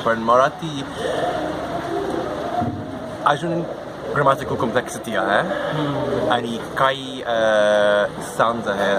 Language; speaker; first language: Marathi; non-native, learner; English